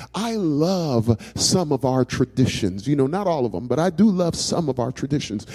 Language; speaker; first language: English; native; English